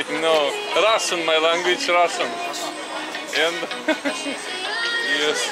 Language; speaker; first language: English; non-native, learner; Russian